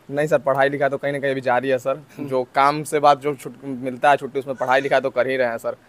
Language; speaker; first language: Hindi; native; Hindi